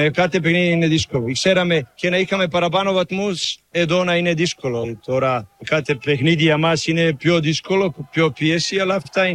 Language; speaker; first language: Greek; non-native, learner; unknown